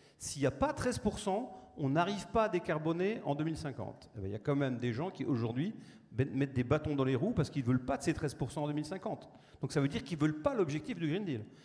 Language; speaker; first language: French; native; French